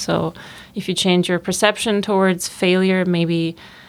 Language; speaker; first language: English; non-native, fluent; Bosnian